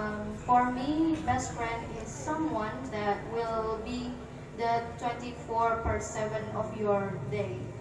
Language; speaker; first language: English; non-native, learner; Indonesian